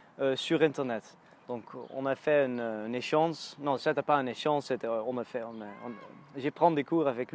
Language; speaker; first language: French; non-native, learner; Dutch